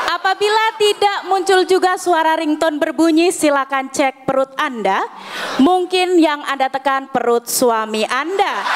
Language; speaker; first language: Indonesian; native; Indonesian